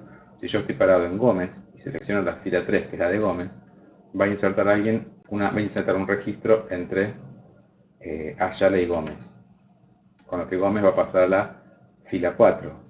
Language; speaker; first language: Spanish; native; Spanish